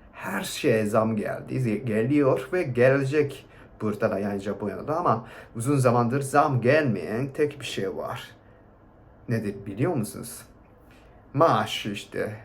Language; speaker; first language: Turkish; non-native, fluent; Japanese